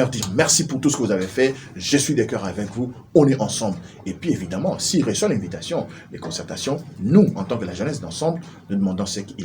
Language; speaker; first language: French; non-native, local second language; Lingala